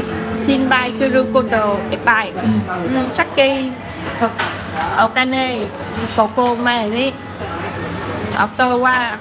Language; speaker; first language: Japanese; non-native, learner; Vietnamese